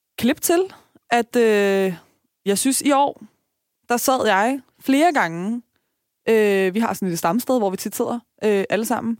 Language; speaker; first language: Danish; early bilingual, other home language; Persian